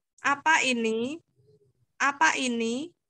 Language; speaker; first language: Japanese; non-native, learner; Indonesian